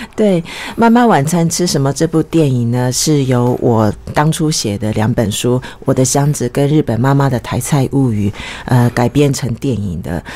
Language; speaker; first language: Chinese; early bilingual, other home language; Japanese